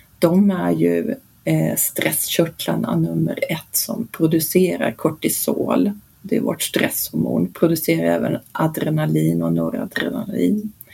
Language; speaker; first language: Swedish; early bilingual, heritage; Swedish